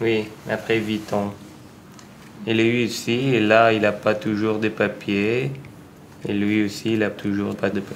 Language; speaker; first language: French; non-native, learner; Persian